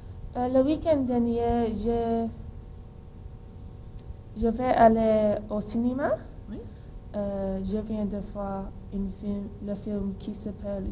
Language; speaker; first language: French; non-native, learner; English